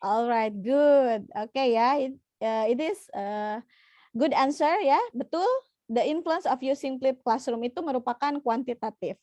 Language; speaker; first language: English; non-native, fluent; Indonesian